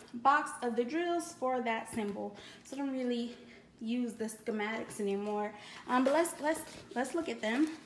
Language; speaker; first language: English; native; English